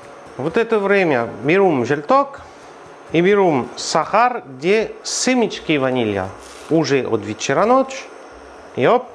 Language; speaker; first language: Russian; non-native, learner; French